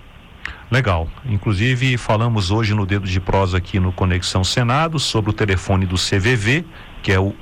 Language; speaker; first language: Portuguese; native; Portuguese